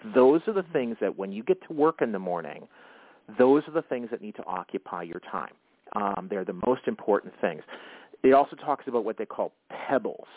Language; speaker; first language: English; native; English